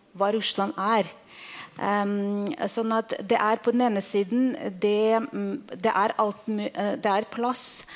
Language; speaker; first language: Norwegian; non-native, fluent; Russian